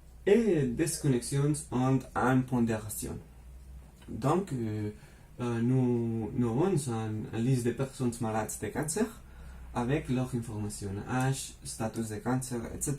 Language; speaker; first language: French; non-native, fluent; Spanish